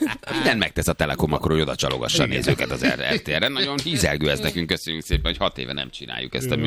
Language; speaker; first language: Hungarian; native; Hungarian